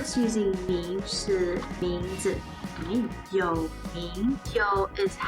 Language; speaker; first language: Chinese; non-native, learner; English